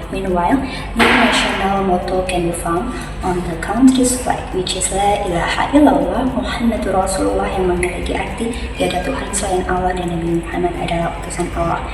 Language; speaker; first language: Indonesian; native; Indonesian